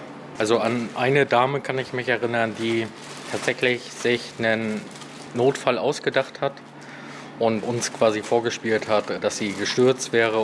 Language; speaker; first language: German; native; German